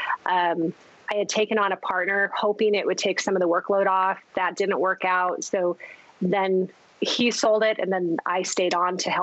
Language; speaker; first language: English; native; English